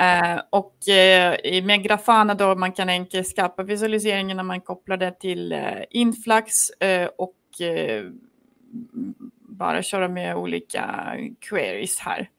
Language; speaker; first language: Swedish; non-native, fluent; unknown